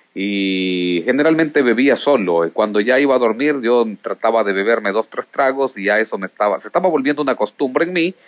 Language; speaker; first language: Spanish; native; Spanish